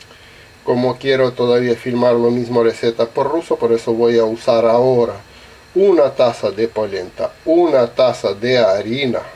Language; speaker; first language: Spanish; non-native, learner; Russian